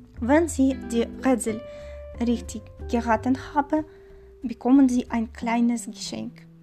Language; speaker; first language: German; non-native, learner; Chinese